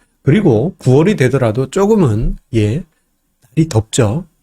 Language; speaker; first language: Korean; native; Korean